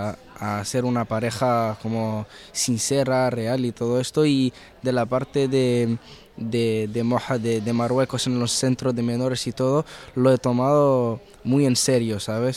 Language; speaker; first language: Spanish; early bilingual, heritage; Arabic